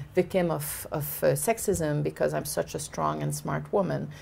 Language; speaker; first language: English; native; English